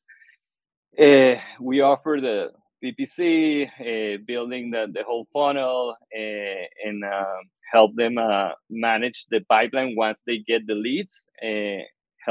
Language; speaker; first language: English; non-native, fluent; Spanish